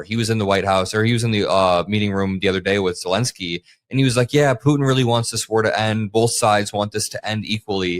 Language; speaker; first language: English; native; English